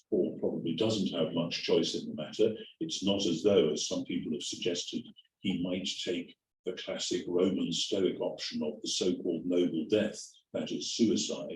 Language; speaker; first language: English; native; English